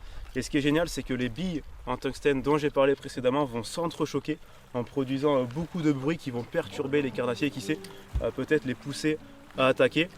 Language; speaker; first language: French; native; French